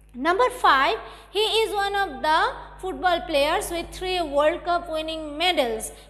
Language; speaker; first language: English; non-native, local second language; Bangla